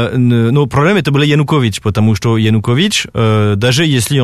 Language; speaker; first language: Russian; non-native, fluent; French